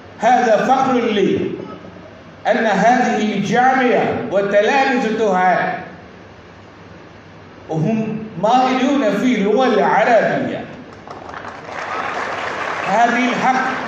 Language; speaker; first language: Arabic; non-native, learner; Bangla